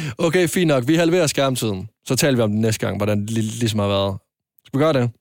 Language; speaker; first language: Danish; native; Danish